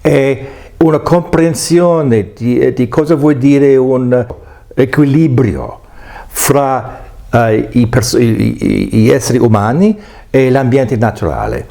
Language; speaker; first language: Italian; non-native, fluent; English